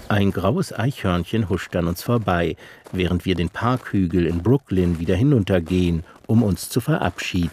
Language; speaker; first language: German; native; German